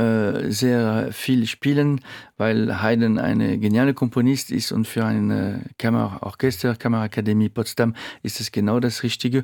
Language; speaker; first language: German; non-native, fluent; French